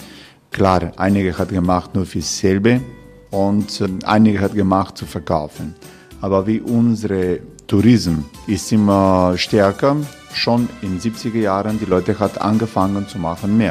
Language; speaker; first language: German; non-native, learner; Croatian